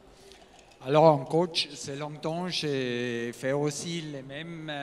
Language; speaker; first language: French; non-native, learner; German